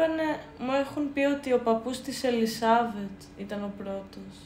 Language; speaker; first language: Greek; early bilingual, heritage; Greek